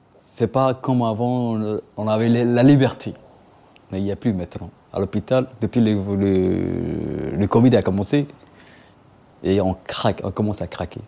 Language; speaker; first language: French; non-native, local second language; Somali